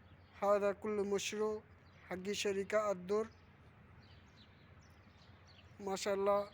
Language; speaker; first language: Arabic; non-native, learner; Bangla